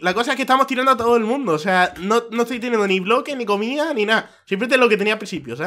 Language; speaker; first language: Spanish; native; Spanish